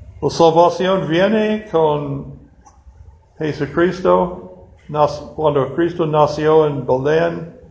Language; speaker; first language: Spanish; non-native, fluent; English